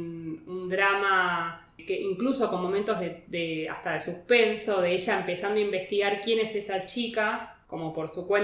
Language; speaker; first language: Spanish; native; Spanish